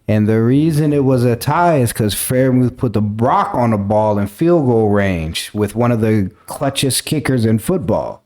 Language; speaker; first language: English; native; English